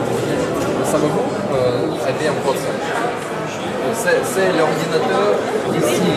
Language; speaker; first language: French; non-native, learner; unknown